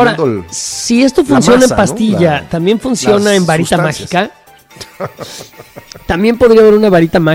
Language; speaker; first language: Spanish; native; Spanish